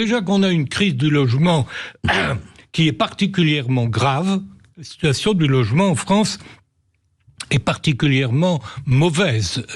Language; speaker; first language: French; native; French